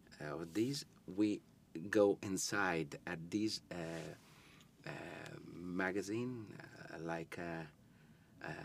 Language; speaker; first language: English; non-native, learner; Italian